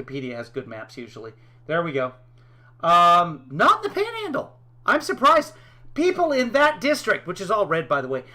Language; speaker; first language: English; native; English